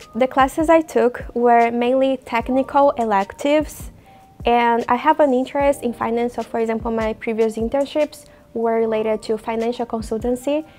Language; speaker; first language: English; non-native, fluent; Portuguese